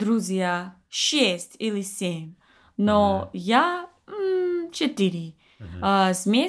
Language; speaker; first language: Russian; non-native, learner; English